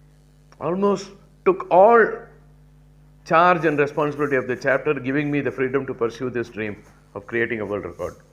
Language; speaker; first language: English; non-native, local second language; Tamil